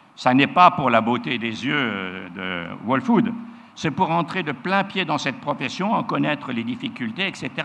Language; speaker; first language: French; native; French